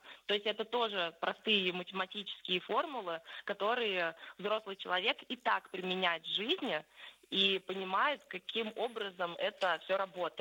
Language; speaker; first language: Russian; native; Russian